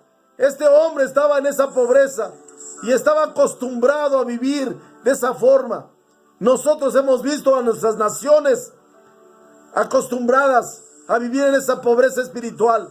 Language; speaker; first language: Spanish; native; Spanish